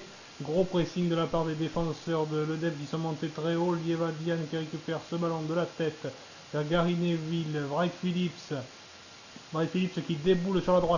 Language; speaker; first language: French; native; French